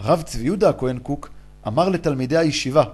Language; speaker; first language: Hebrew; native; Hebrew